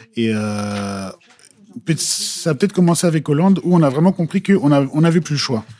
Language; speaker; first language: French; native; French